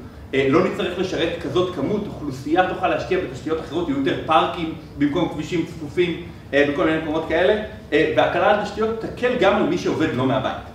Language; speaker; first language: Hebrew; native; Hebrew